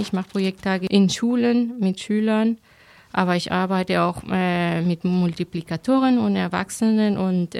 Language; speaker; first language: German; non-native, fluent; Spanish